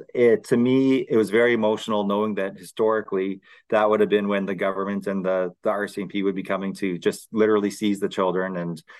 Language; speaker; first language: English; native; English